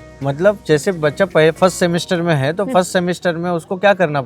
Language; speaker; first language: Hindi; native; Hindi